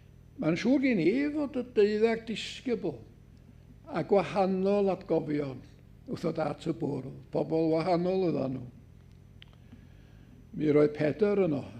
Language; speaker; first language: Welsh; native; Welsh